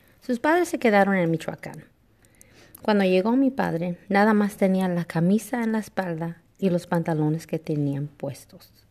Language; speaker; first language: Spanish; early bilingual, heritage; Spanish